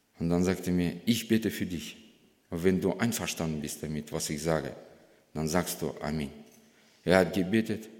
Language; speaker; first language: German; non-native, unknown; Russian